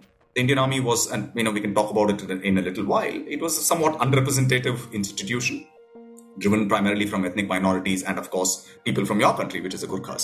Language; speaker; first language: English; non-native, local second language; Tamil